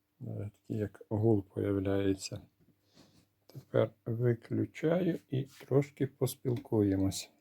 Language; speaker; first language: Ukrainian; native; Ukrainian